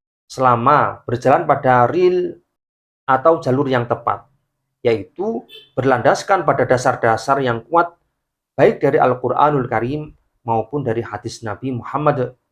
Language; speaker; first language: Indonesian; native; Indonesian